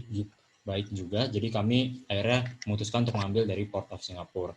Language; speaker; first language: Indonesian; native; Indonesian